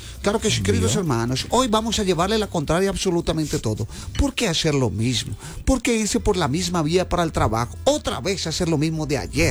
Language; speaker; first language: Spanish; native; Spanish